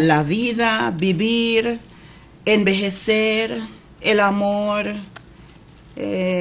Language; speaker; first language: Spanish; non-native, fluent; English